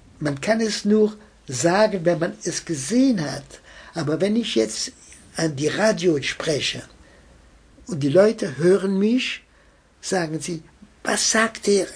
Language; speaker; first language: German; non-native, fluent; French